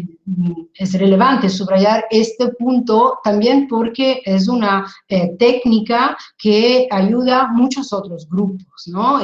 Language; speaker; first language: Spanish; non-native, fluent; Italian